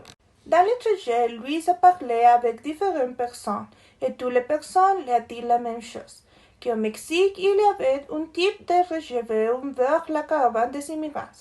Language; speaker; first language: French; non-native, learner; Spanish